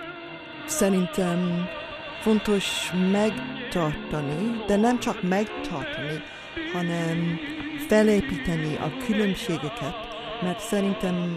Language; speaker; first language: Hungarian; non-native, fluent; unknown